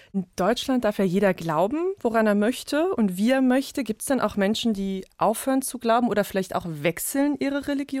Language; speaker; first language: German; native; German